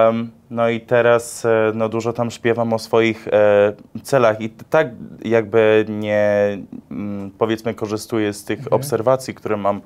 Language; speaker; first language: Polish; early bilingual, heritage; English